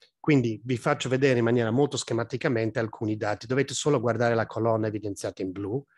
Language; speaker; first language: Italian; non-native, fluent; English